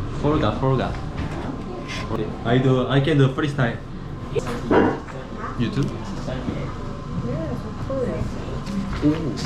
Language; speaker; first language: English; non-native, learner; Korean